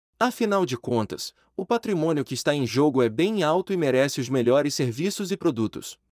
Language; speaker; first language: Portuguese; native; Portuguese